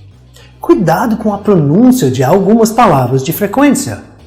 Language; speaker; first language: Portuguese; non-native, fluent; English